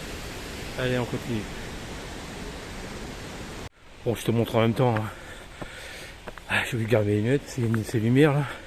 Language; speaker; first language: French; native; French